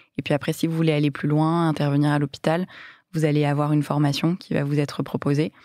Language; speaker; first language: French; native; French